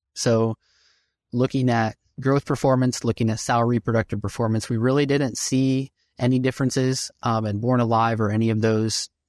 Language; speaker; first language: English; native; English